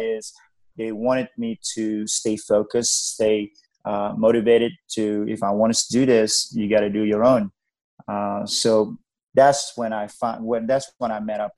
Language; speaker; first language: English; non-native, fluent; Indonesian